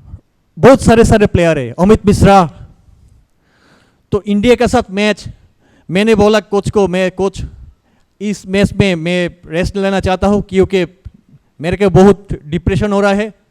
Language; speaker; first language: Hindi; non-native, learner; Bangla